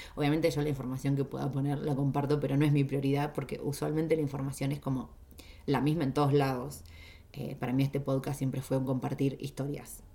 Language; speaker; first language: Spanish; native; Spanish